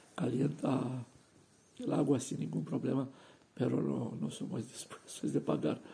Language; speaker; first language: Spanish; non-native, fluent; Romanian